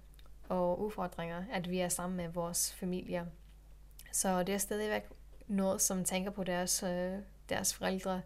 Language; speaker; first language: Danish; non-native, fluent; English